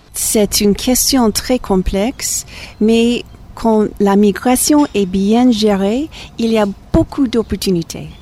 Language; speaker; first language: French; non-native, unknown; English